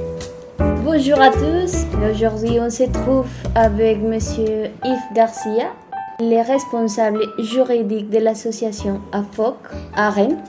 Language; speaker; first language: French; non-native, fluent; Spanish